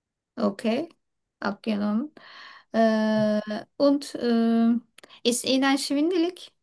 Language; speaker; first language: German; non-native, learner; Turkish